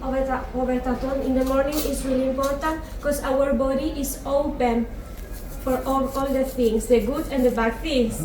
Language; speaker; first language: English; non-native, learner; French